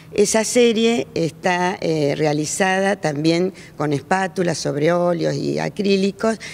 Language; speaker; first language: Spanish; native; Spanish